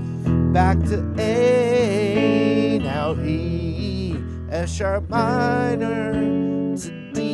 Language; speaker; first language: English; native; English